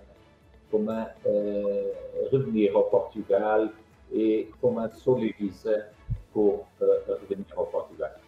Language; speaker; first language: French; non-native, fluent; Portuguese